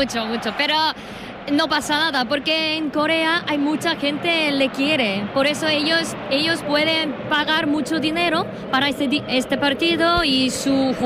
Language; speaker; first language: Spanish; non-native, learner; Korean